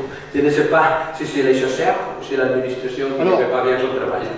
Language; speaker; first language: French; non-native, learner; Catalan